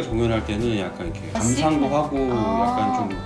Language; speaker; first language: Korean; native; Korean